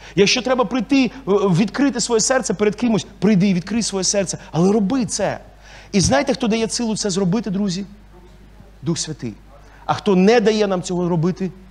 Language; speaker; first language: Ukrainian; non-native, local second language; Russian